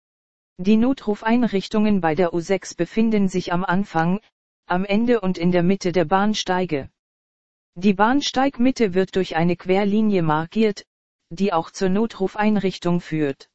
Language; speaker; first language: German; native; German